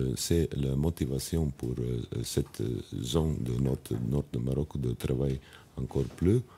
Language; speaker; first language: French; non-native, learner; Italian